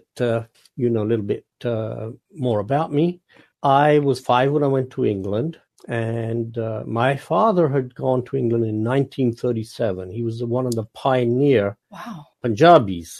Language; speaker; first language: English; non-native, local second language; Punjabi